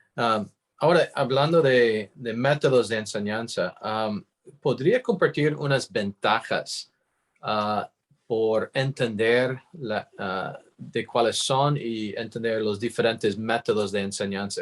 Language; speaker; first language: Spanish; non-native, fluent; English